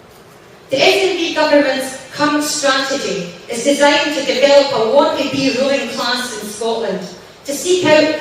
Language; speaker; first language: English; native; English